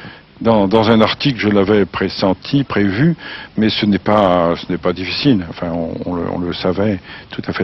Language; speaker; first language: French; native; French